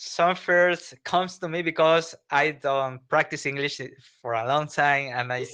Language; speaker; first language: English; non-native, learner; Spanish